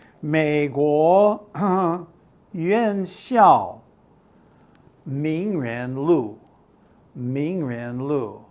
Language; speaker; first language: Chinese; non-native, fluent; English